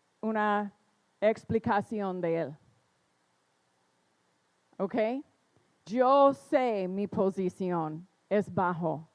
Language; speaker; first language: Spanish; non-native, fluent; English